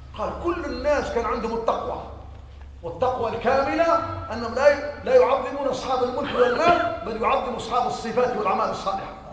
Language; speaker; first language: Arabic; native; Arabic